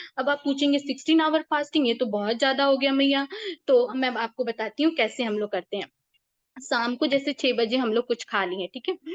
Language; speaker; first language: Hindi; native; Hindi